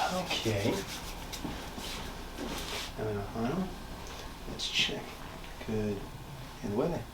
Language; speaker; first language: Spanish; early bilingual, heritage; Spanish